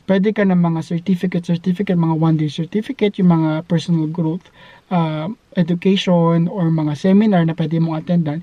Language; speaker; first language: Filipino; native; Filipino